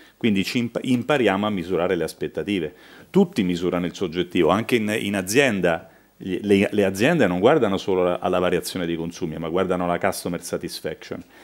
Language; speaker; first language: Italian; native; Italian